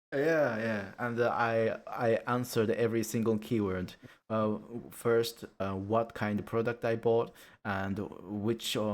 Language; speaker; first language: English; non-native, learner; Japanese